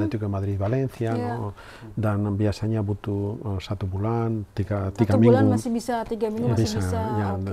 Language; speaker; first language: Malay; non-native, learner; Spanish